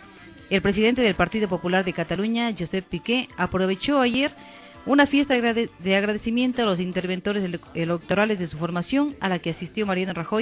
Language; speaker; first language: Spanish; native; Spanish